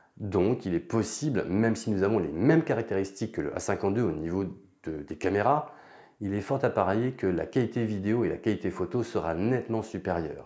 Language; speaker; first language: French; native; French